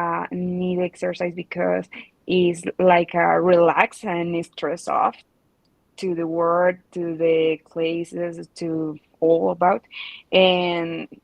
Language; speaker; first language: English; non-native, learner; Spanish